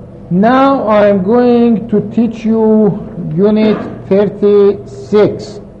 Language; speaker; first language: English; non-native, fluent; Persian